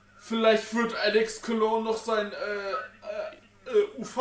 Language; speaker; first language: German; native; German